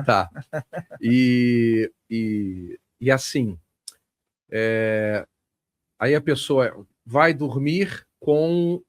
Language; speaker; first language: Portuguese; native; Portuguese